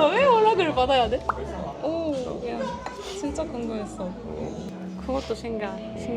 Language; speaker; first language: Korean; non-native, learner; Japanese